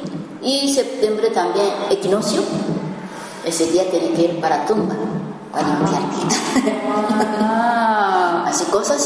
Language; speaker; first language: Spanish; non-native, learner; Japanese